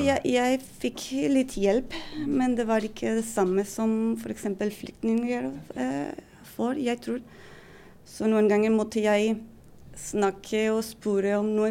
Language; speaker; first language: Norwegian; non-native, fluent; Spanish